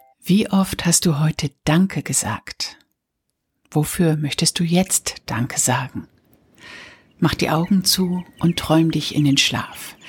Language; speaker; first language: German; native; German